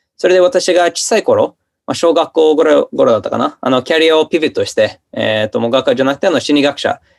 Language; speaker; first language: Japanese; non-native, fluent; English